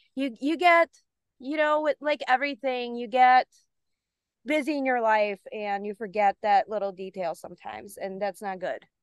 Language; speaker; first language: English; early bilingual, other home language; Bulgarian